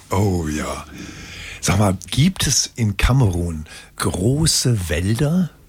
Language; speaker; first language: German; native; German